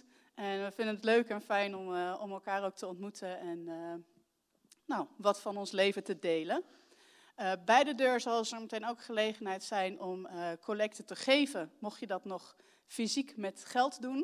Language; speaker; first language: Dutch; native; Dutch